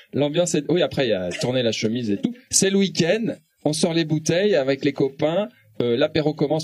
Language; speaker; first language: French; native; French